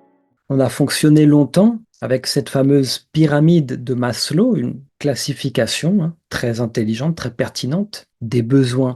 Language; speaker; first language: French; native; French